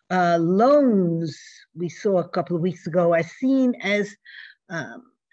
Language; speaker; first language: English; native; English